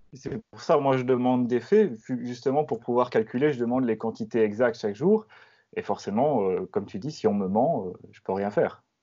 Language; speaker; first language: French; native; French